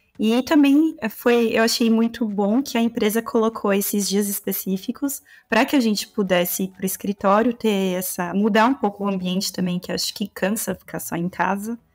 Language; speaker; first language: Portuguese; native; Portuguese